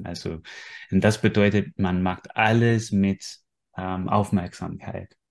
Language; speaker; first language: German; non-native, fluent; English